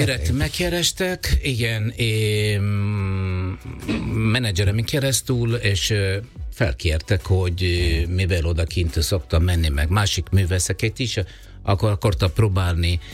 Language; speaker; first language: Hungarian; non-native, fluent; Italian